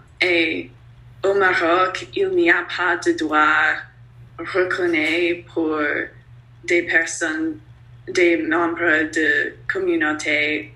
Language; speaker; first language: French; non-native, learner; English